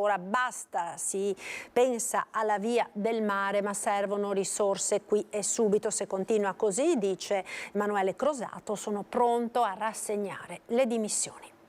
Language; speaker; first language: Italian; native; Italian